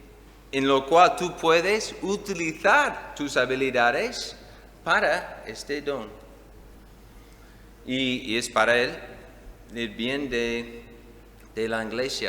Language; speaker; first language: Spanish; non-native, fluent; English